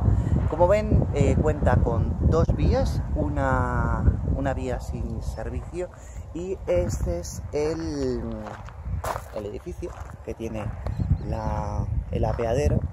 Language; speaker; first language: Spanish; native; Spanish